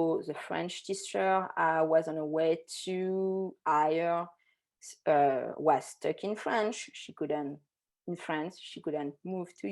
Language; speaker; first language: English; non-native, fluent; French